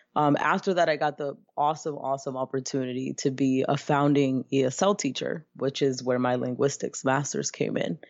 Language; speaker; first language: English; native; English